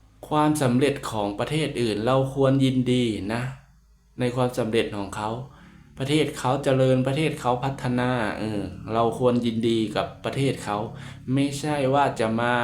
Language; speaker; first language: Thai; non-native, local second language; Lao